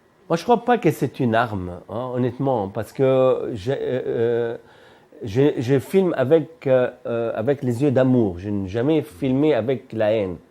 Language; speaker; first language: French; non-native, fluent; Arabic